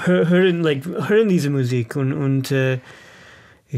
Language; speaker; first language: German; non-native, learner; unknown